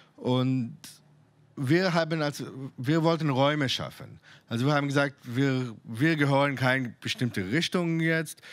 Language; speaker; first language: German; non-native, fluent; Hebrew